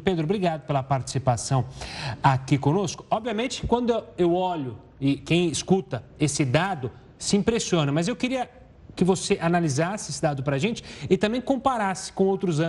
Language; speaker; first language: Portuguese; native; Portuguese